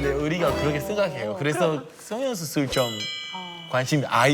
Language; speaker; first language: Korean; non-native, fluent; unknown